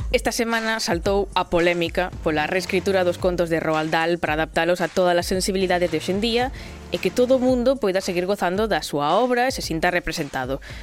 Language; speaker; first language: Galician; native; Galician